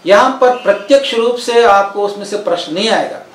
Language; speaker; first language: Hindi; non-native, local second language; Telugu